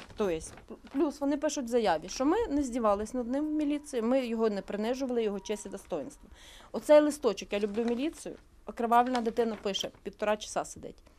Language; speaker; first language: Ukrainian; native; Ukrainian